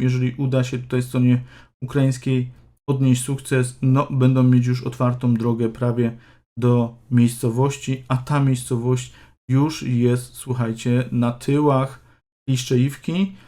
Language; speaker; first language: Polish; native; Polish